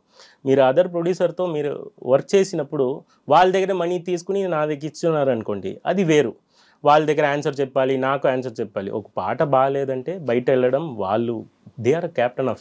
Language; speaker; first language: Telugu; non-native, fluent; Tamil